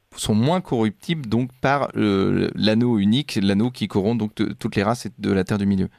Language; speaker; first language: French; native; French